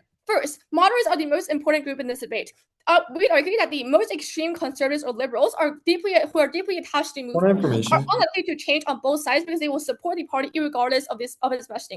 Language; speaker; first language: English; non-native, fluent; Chinese